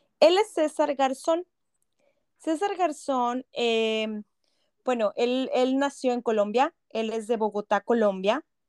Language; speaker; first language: Spanish; native; Spanish